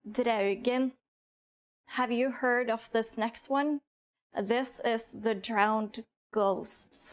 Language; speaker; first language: English; non-native, fluent; Norwegian